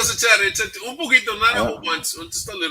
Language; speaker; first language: Spanish; early bilingual, other home language; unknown